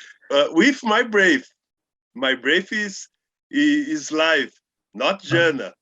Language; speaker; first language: English; non-native, learner; Portuguese